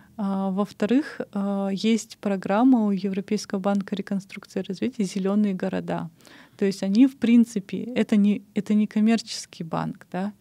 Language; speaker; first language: Russian; non-native, local second language; Kyrgyz